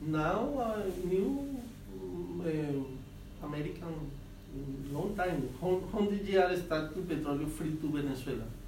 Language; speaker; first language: English; non-native, learner; Spanish